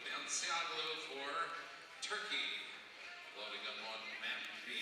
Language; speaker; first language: English; native; English